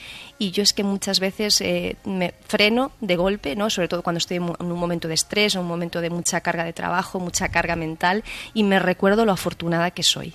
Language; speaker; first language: Spanish; native; Spanish